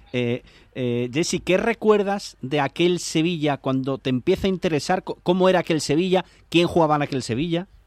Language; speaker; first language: Spanish; native; Spanish